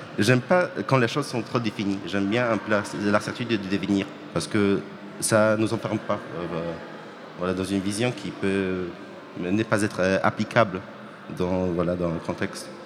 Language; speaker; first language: French; non-native, fluent; Polish